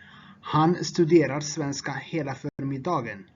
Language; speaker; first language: Swedish; non-native, fluent; Tigrinya